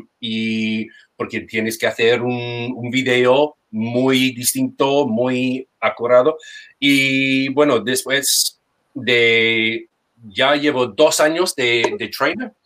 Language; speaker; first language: Spanish; non-native, fluent; English